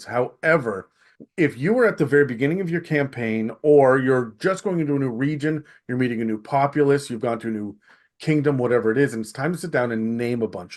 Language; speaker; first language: English; native; English